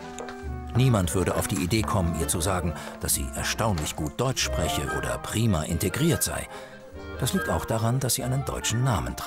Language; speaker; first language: German; native; German